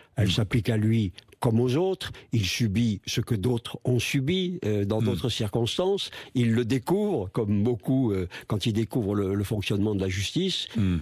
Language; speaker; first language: French; native; French